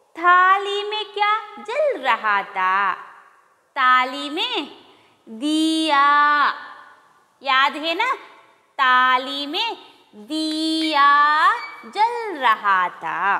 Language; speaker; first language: Hindi; non-native, local second language; Kannada